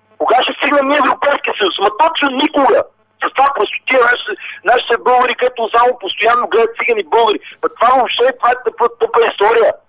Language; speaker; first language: Bulgarian; non-native, local second language; Romany